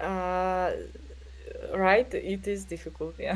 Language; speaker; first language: English; non-native, learner; Russian